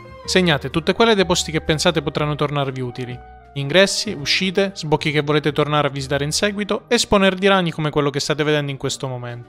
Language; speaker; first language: Italian; native; Italian